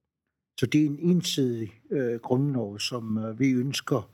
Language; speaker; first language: Danish; non-native, local second language; Kalaallisut